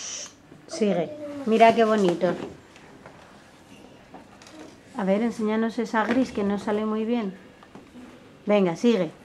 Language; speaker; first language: Spanish; native; Spanish